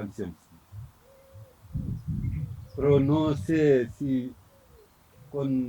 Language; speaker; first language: Catalan; non-native, learner; Fula